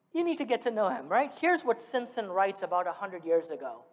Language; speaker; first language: English; early bilingual, other home language; Malayalam